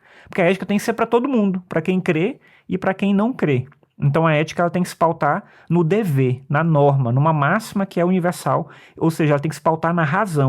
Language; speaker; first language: Portuguese; native; Portuguese